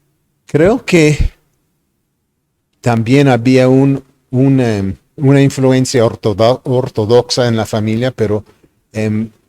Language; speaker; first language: Spanish; non-native, fluent; English